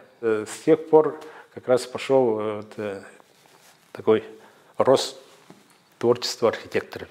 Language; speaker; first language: Russian; native; Russian